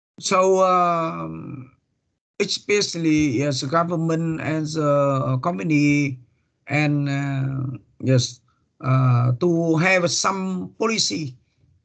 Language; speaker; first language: English; non-native, learner; Vietnamese